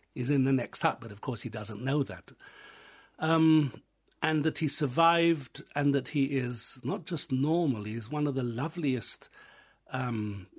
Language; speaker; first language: English; native; English